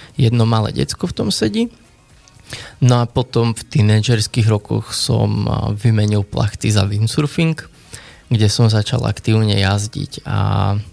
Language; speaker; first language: Slovak; native; Slovak